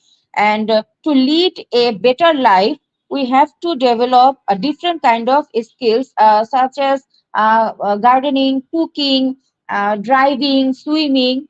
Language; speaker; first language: English; non-native, learner; Bangla